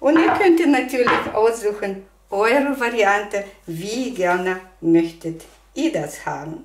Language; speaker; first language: German; non-native, fluent; Russian